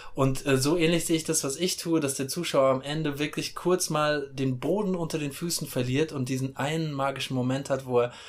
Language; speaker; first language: German; native; German